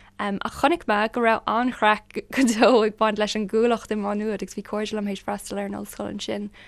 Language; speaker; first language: Irish; non-native, local second language; English